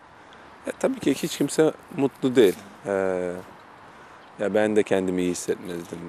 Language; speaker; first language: Turkish; early bilingual, heritage; German